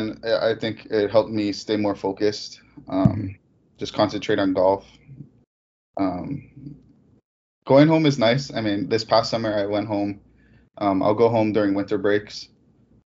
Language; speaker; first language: English; native; English